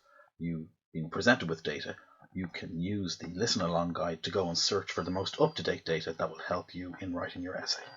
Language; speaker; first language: English; native; English